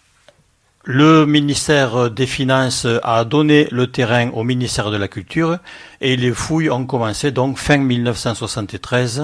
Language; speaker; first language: French; native; French